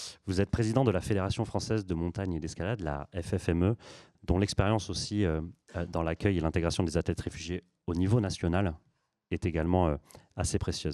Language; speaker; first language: French; native; French